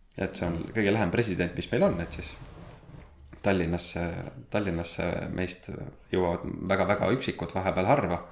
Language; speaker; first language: Estonian; native; Estonian